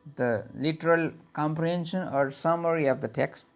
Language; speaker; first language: English; non-native, local second language; Nepali